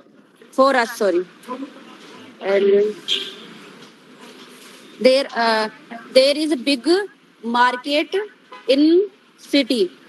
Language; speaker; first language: English; non-native, learner; Hindi